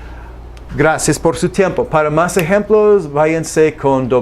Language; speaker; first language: Spanish; non-native, fluent; English